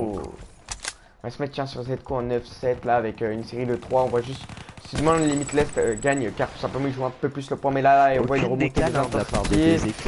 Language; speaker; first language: French; native; French